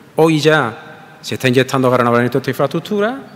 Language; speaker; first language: Spanish; native; Spanish